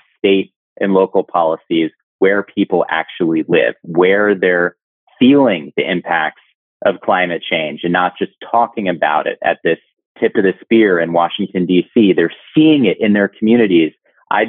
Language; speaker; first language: English; native; English